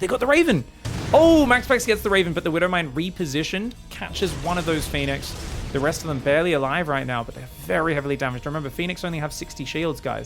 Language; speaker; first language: English; native; English